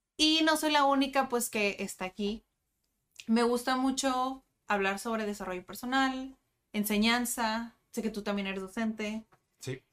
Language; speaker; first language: Spanish; native; Spanish